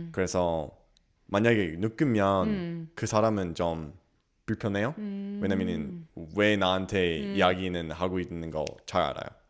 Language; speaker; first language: Korean; non-native, learner; English